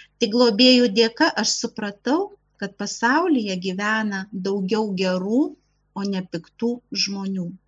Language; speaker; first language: Lithuanian; native; Lithuanian